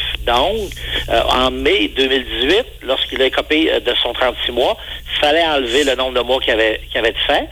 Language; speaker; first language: French; native; French